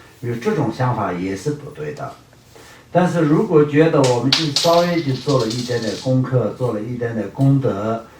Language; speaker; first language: Chinese; non-native, local second language; Tibetan